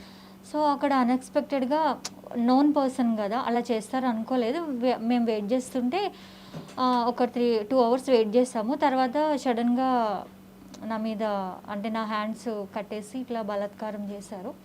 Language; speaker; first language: Telugu; native; Telugu